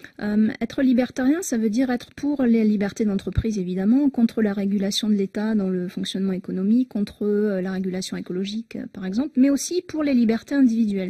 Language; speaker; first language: French; native; French